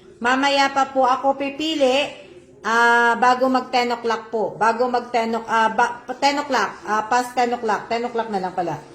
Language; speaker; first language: Filipino; non-native, local second language; Cebuano